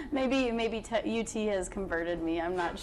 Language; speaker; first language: English; native; English